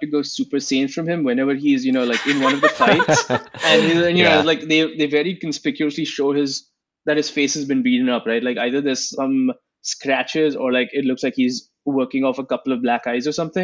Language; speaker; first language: English; non-native, local second language; Hindi